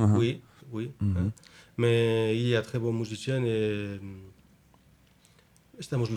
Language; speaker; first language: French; non-native, learner; Spanish